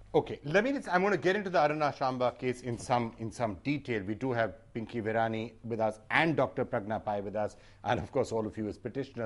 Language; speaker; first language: English; non-native, local second language; Hindi